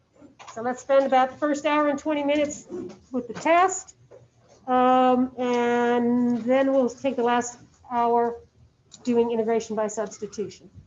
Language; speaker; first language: English; native; English